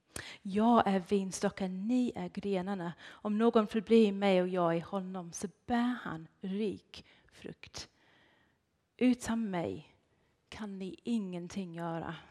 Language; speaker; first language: Swedish; non-native, fluent; English